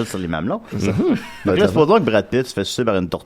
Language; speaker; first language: French; native; French